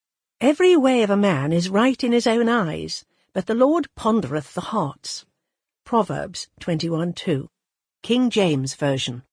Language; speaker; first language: English; native; English